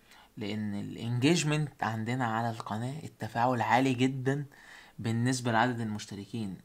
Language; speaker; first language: Arabic; native; Arabic